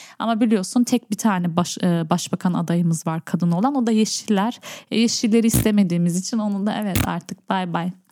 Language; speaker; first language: Turkish; early bilingual, heritage; Turkish